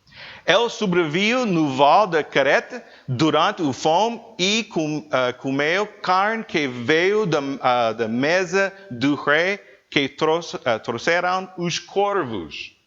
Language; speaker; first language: Portuguese; non-native, learner; English